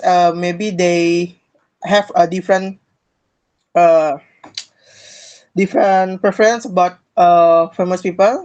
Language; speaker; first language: English; non-native, learner; Indonesian